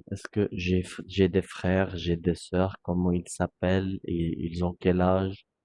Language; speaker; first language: French; non-native, fluent; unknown